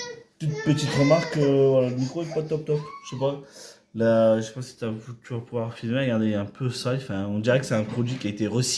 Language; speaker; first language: French; native; French